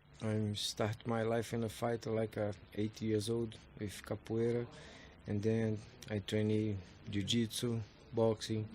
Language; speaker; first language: English; non-native, learner; Portuguese